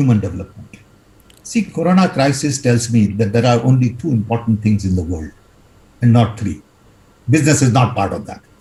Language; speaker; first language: English; non-native, local second language; Gujarati